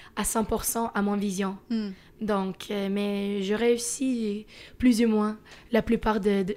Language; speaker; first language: French; early bilingual, other home language; Russian